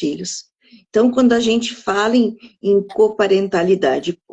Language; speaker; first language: Portuguese; native; Portuguese